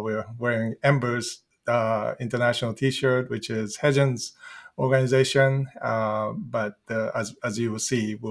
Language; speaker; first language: English; native; English